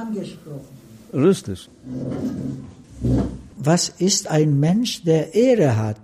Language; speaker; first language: German; non-native, fluent; Turkish